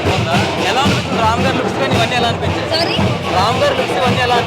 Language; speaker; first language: Telugu; native; Telugu